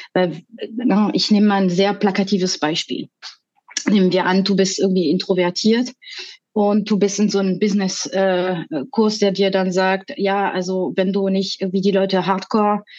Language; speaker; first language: German; non-native, fluent; French